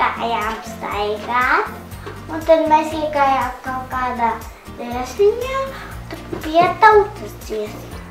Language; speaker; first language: Latvian; early bilingual, heritage; Latvian